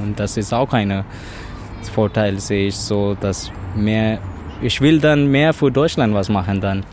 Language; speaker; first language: German; non-native, learner; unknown